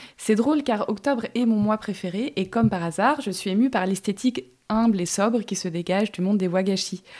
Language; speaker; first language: French; native; French